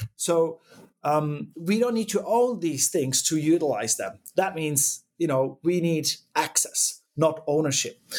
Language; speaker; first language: English; non-native, fluent; Czech